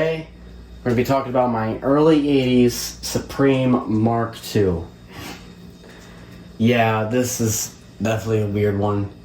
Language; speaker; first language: English; native; English